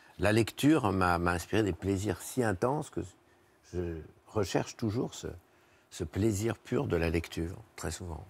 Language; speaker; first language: French; native; French